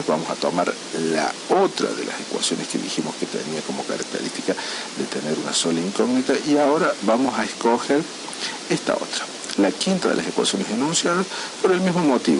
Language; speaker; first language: Spanish; native; Spanish